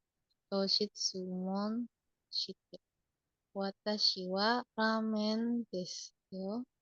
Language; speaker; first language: Japanese; non-native, learner; Indonesian